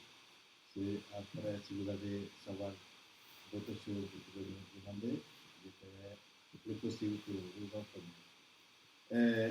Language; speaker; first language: French; non-native, learner; Portuguese